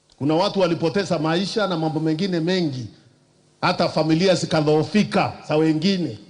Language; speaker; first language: Swahili; non-native, local second language; Meru